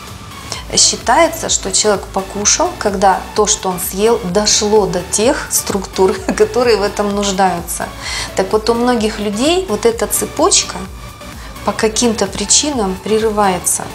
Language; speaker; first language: Russian; native; Russian